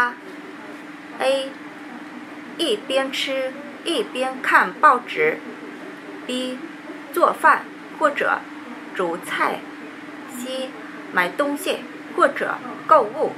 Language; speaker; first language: Chinese; non-native, learner; Vietnamese